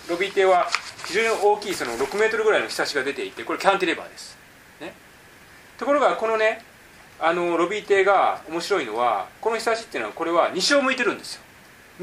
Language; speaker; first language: Japanese; native; Japanese